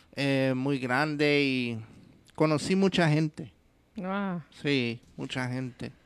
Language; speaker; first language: Spanish; early bilingual, heritage; English